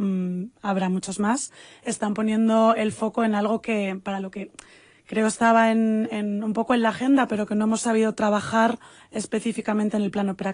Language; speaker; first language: Spanish; native; Spanish